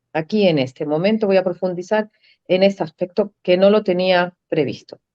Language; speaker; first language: Spanish; native; Spanish